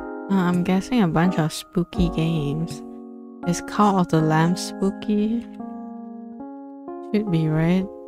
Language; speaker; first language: English; native; English